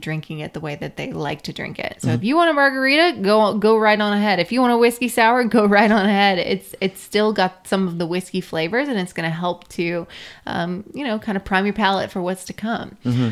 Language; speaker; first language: English; native; English